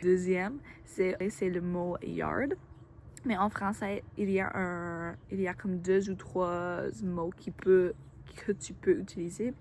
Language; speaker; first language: French; non-native, learner; English